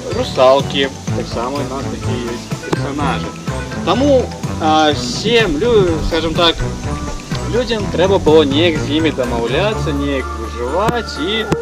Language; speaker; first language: Belarusian; non-native, local second language; Russian